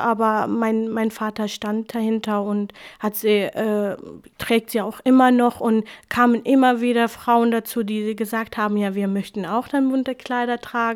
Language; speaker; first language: German; non-native, fluent; Kurdish